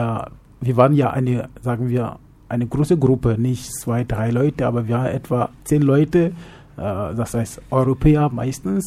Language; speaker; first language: German; non-native, fluent; French